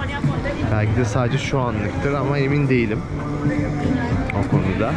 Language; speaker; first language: Turkish; native; Turkish